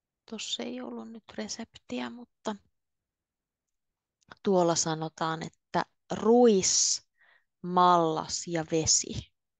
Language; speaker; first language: Finnish; native; Finnish